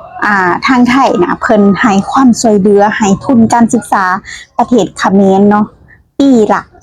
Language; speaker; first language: Thai; non-native, local second language; Northeastern Thai